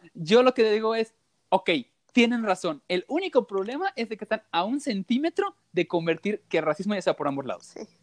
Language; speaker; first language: Spanish; native; Spanish